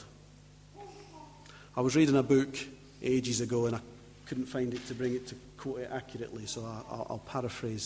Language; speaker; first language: English; native; English